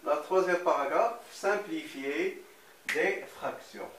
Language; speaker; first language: French; non-native, local second language; Arabic